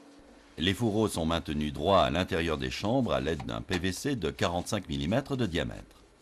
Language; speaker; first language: French; native; French